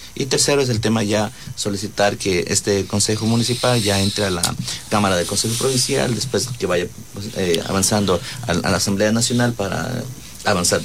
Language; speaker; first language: Spanish; non-native, local second language; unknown